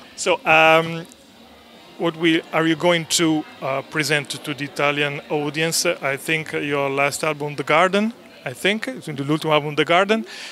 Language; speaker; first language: English; non-native, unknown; Italian